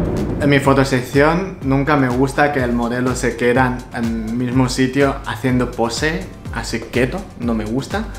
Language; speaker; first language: Spanish; non-native, fluent; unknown